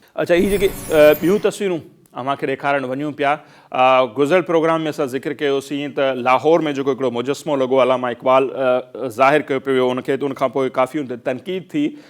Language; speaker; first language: Sindhi; native; Sindhi